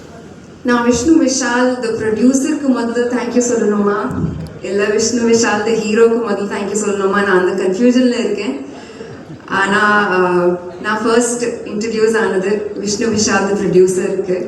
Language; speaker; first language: Tamil; non-native, fluent; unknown